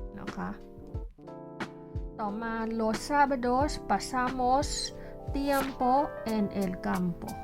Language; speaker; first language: Spanish; non-native, learner; Thai